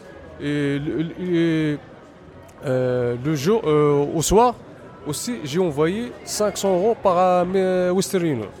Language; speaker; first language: French; non-native, learner; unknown